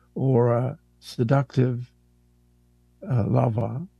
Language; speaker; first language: English; native; English